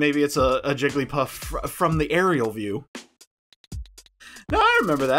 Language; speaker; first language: English; native; English